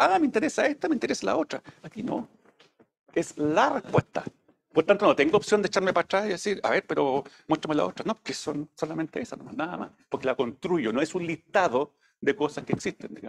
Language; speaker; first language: Spanish; native; Spanish